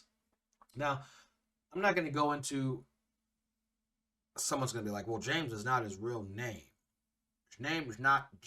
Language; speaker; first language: English; native; English